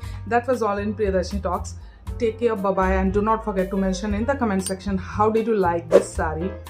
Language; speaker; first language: English; non-native, local second language; Hindi